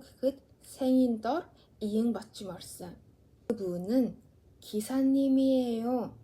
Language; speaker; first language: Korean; non-native, fluent; Mongolian